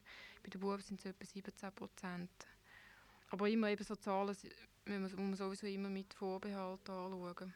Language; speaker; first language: German; native; German